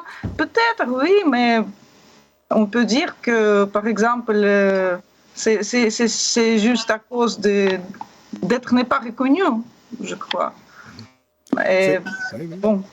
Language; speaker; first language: French; non-native, learner; Russian